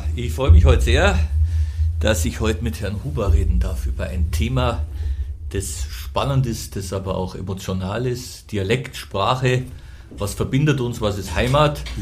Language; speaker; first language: German; native; German